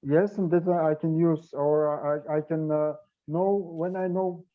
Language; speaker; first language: English; non-native, learner; Bulgarian